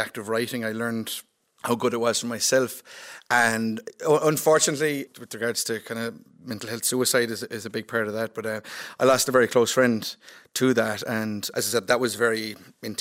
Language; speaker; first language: English; native; English